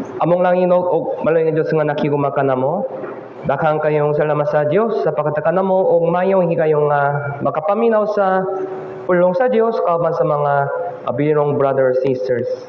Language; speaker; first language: Cebuano; non-native, fluent; Korean